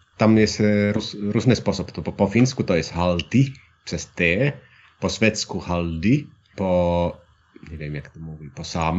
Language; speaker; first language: Polish; non-native, learner; Finnish